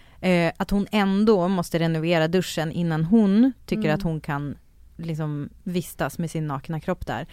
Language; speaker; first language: Swedish; native; Swedish